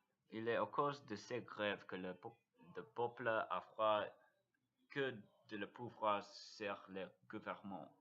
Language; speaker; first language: French; non-native, learner; English